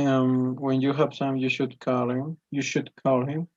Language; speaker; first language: English; non-native, learner; Spanish